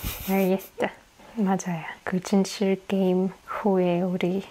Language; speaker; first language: Korean; non-native, fluent; Russian